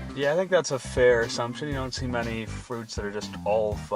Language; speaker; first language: English; native; English